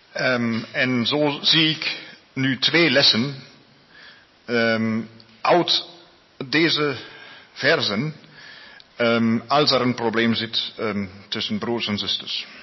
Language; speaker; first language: Dutch; non-native, learner; Spanish